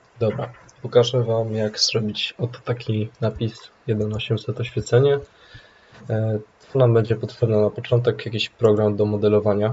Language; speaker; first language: Polish; native; Polish